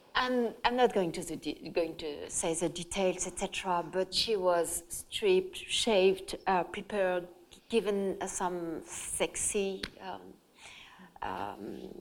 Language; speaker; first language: English; non-native, fluent; French